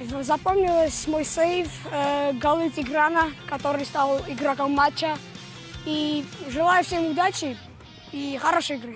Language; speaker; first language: Russian; non-native, fluent; Armenian